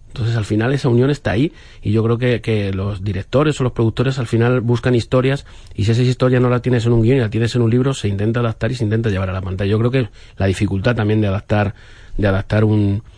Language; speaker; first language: Spanish; native; Spanish